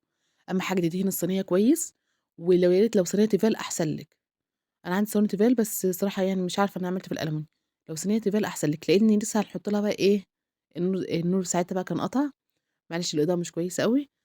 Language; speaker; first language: Arabic; native; Arabic